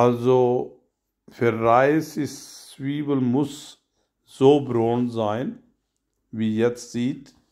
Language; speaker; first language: German; non-native, learner; Urdu